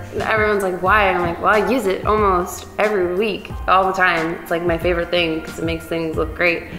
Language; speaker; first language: English; native; English